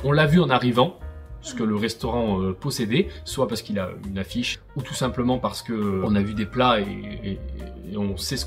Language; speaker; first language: French; native; French